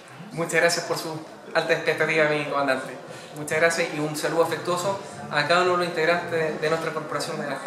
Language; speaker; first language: Spanish; native; Spanish